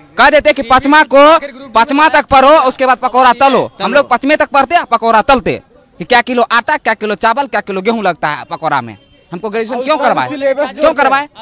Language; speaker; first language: Hindi; native; Hindi